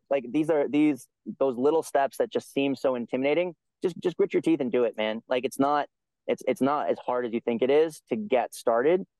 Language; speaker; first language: English; native; English